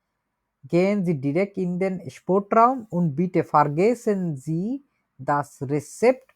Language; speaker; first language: German; non-native, learner; Bangla